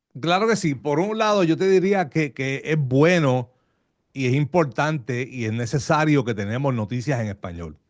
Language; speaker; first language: Spanish; early bilingual, heritage; Spanish